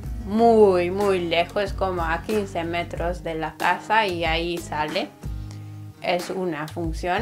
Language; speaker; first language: Spanish; non-native, fluent; Hungarian